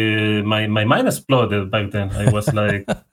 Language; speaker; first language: English; non-native, fluent; Spanish